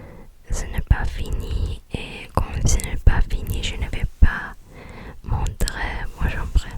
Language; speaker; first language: French; non-native, learner; English